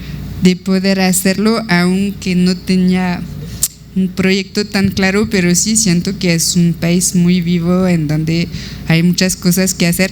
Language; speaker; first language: Spanish; non-native, fluent; French